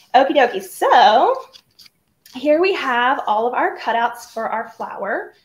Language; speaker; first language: English; native; English